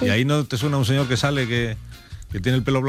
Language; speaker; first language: Spanish; native; Spanish